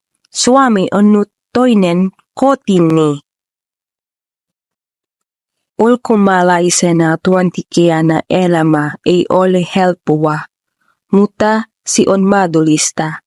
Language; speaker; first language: Finnish; non-native, learner; Filipino